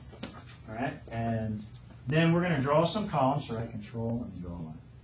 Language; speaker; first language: English; native; English